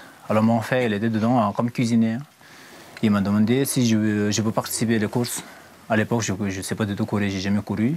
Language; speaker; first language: French; non-native, fluent; Sherpa